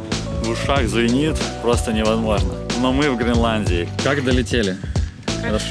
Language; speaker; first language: Russian; native; Russian